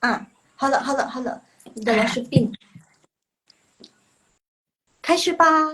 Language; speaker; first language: Chinese; non-native, fluent; Indonesian